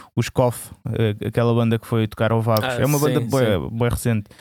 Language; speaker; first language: Portuguese; native; Portuguese